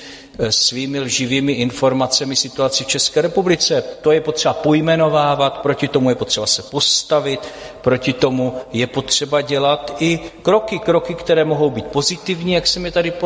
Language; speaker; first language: Czech; native; Czech